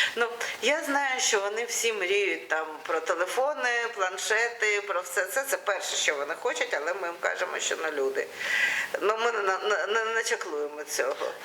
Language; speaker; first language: Ukrainian; non-native, local second language; Russian